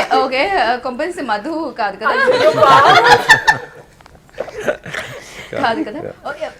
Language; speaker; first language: Telugu; native; Telugu